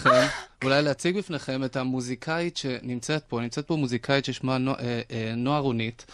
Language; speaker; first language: Hebrew; native; Hebrew